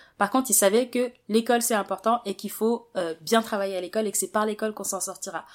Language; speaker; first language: French; early bilingual, other home language; Wolof